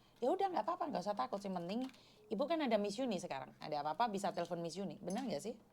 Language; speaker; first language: Indonesian; non-native, local second language; Javanese